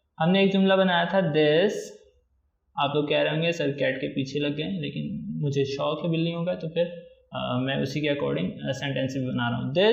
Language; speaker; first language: Urdu; native; Urdu